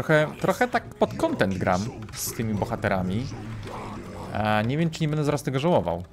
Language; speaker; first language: Polish; native; Polish